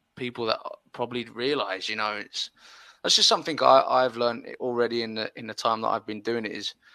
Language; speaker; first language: English; early bilingual, other home language; Spanish